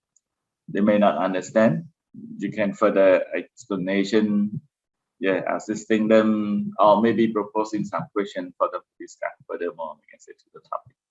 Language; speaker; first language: English; non-native, fluent; Khmer